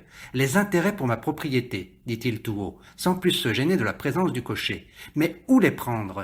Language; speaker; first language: French; native; French